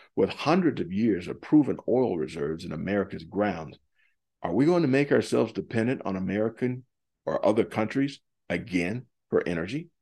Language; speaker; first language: English; native; English